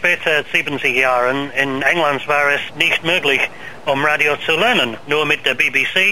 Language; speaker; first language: German; non-native, learner; English